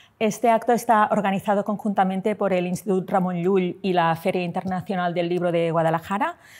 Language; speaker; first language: Spanish; non-native, local second language; Catalan